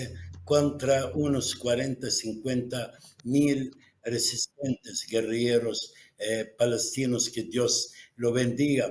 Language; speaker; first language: Spanish; non-native, fluent; Arabic